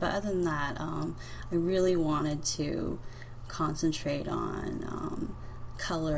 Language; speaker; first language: English; native; English